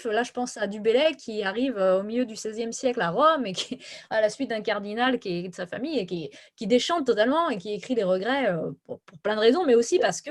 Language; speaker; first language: French; native; French